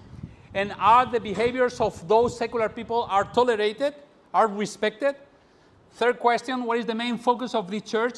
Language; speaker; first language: English; non-native, fluent; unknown